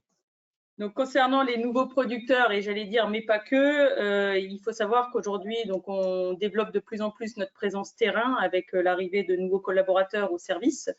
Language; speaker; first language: French; native; French